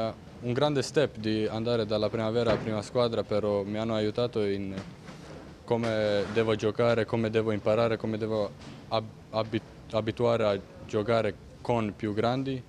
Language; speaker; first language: Italian; non-native, fluent; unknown